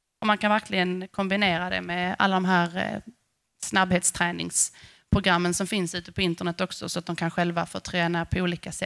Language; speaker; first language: Swedish; native; Swedish